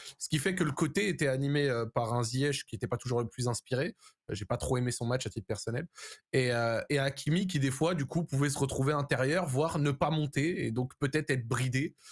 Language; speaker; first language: French; native; French